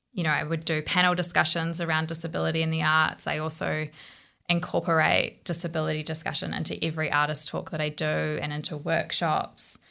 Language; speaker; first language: English; native; English